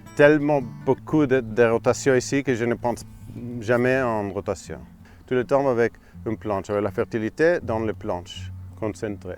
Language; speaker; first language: French; non-native, fluent; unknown